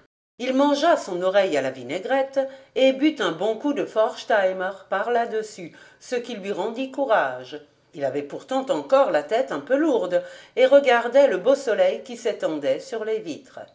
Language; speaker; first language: French; native; French